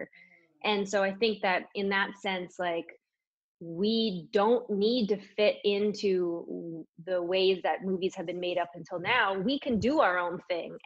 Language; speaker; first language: English; native; English